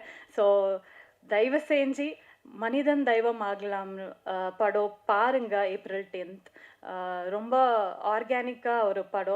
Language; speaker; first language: Tamil; non-native, learner; Kannada